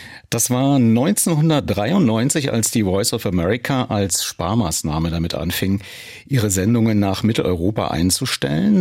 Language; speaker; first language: German; native; German